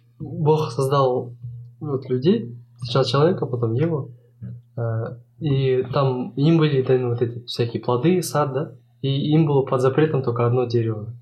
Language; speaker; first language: Russian; non-native, local second language; Kazakh